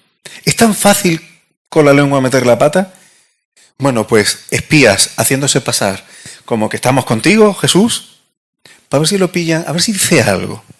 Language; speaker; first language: Spanish; native; Spanish